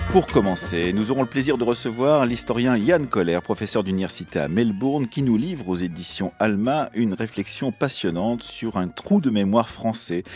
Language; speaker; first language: French; native; French